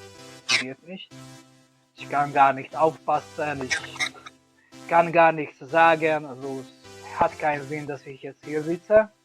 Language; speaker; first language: German; non-native, learner; Hungarian